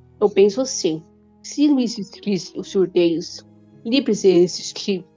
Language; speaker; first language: Portuguese; non-native, local second language; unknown